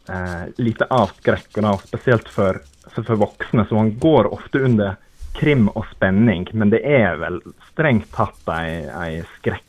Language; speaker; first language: Norwegian; native; Norwegian